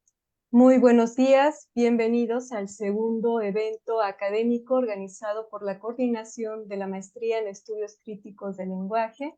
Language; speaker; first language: Spanish; native; Spanish